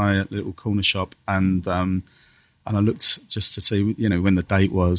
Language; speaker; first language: English; native; English